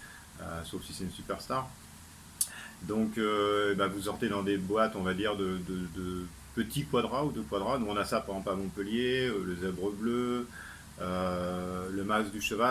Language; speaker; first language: French; native; French